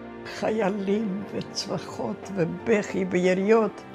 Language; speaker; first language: Hebrew; non-native, fluent; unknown